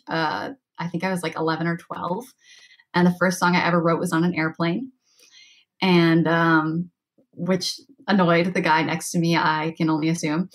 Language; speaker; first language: English; native; English